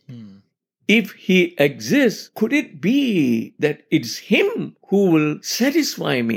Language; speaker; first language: English; non-native, local second language; Tamil